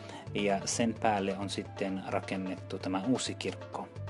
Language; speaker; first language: Finnish; non-native, fluent; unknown